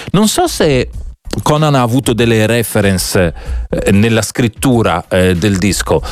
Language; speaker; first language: Italian; native; Italian